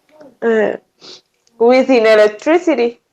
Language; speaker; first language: English; non-native, learner; Spanish